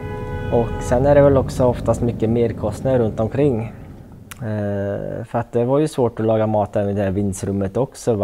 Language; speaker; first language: Swedish; native; Swedish